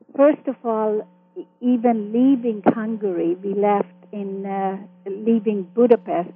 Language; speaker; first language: English; early bilingual, other home language; Hungarian